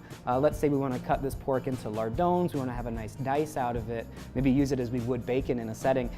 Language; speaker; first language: English; native; English